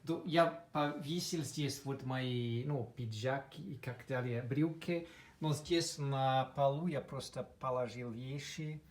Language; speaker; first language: Russian; non-native, fluent; English